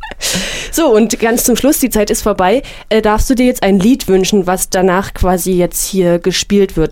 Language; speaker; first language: German; native; German